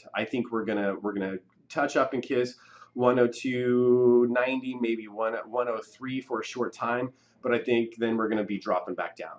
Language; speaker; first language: English; native; English